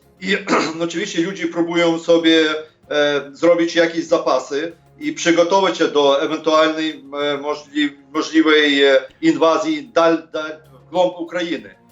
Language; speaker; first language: Polish; non-native, fluent; Ukrainian